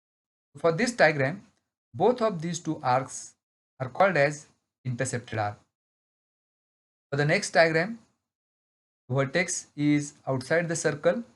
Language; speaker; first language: English; non-native, local second language; Marathi